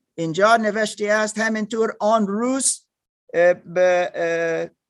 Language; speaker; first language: Persian; non-native, learner; German